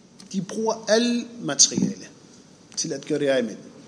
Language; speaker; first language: Danish; non-native, fluent; Arabic